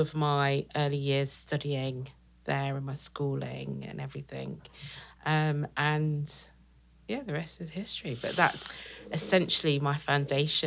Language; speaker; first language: English; native; English